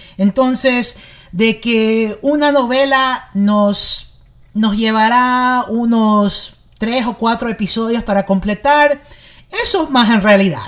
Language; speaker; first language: Spanish; early bilingual, heritage; English